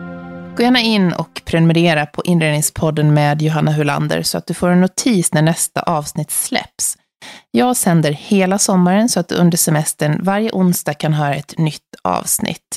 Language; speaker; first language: Swedish; native; Swedish